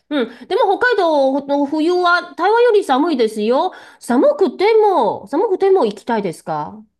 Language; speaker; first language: Japanese; non-native, fluent; Chinese